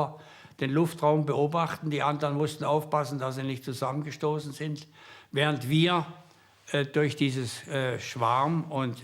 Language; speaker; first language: German; native; German